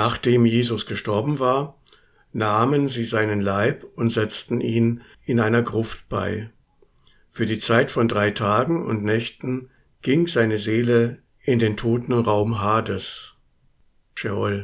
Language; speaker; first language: German; native; German